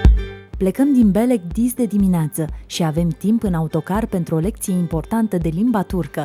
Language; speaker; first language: Romanian; native; Romanian